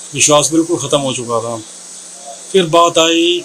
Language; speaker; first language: Hindi; native; Hindi